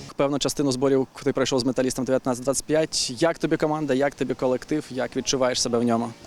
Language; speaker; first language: Ukrainian; native; Ukrainian